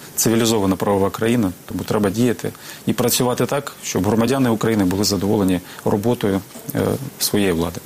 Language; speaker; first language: Ukrainian; native; Ukrainian